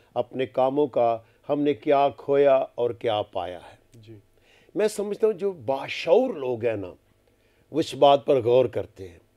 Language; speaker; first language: Urdu; non-native, local second language; Punjabi